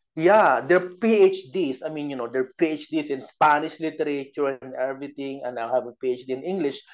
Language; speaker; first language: English; non-native, local second language; Bikol